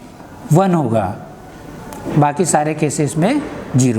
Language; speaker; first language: Hindi; native; Hindi